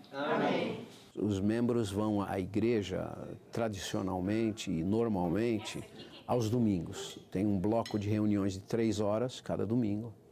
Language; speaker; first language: Portuguese; native; Portuguese